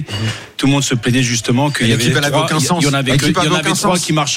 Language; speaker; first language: French; native; French